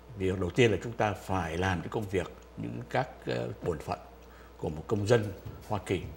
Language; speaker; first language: Vietnamese; native; Vietnamese